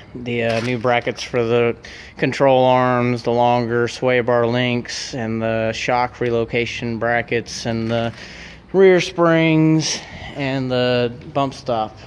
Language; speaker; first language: English; native; English